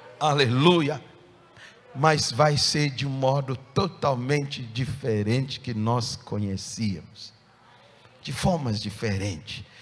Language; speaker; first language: Portuguese; non-native, fluent; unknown